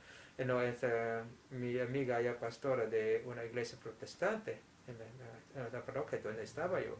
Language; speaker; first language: Spanish; non-native, fluent; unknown